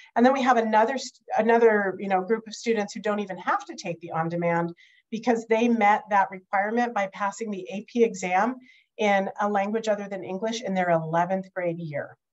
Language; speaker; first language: English; native; English